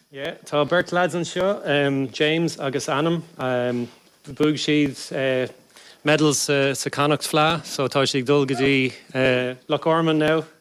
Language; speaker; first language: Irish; non-native, local second language; English